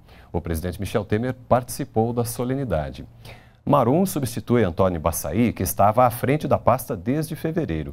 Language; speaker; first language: Portuguese; native; Portuguese